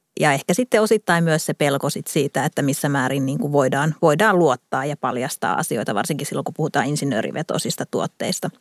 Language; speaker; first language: Finnish; native; Finnish